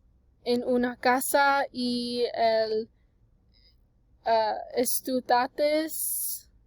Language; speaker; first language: Spanish; non-native, learner; English